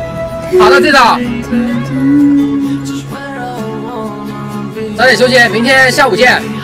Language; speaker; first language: Chinese; native; Chinese